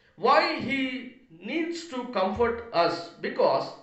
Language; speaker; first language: English; non-native, local second language; Telugu